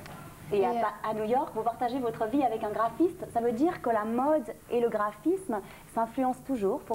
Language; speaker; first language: French; native; French